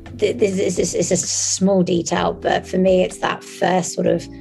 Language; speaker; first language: English; early bilingual, other home language; French